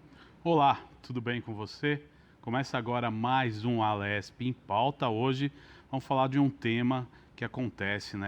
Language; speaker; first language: Portuguese; native; Portuguese